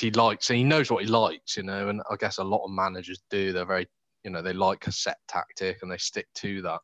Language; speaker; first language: English; native; English